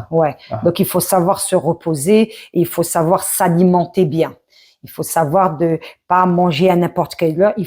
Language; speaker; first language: French; early bilingual, other home language; Arabic